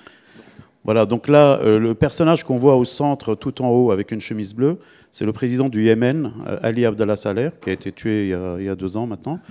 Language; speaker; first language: French; native; French